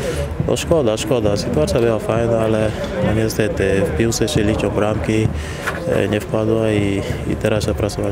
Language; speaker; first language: Polish; non-native, fluent; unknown